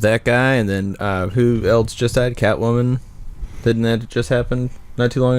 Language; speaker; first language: English; native; English